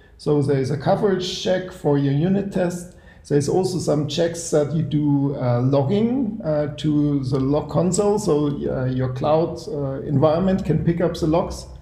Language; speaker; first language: English; non-native, fluent; German